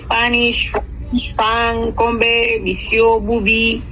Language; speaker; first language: English; non-native, learner; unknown